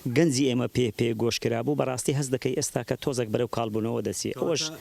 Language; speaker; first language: Central Kurdish; native; Central Kurdish